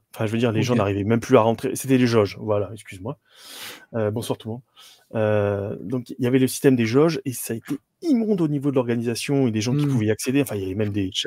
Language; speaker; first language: French; native; French